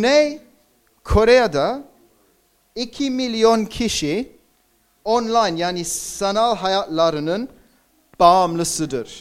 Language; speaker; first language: Turkish; non-native, fluent; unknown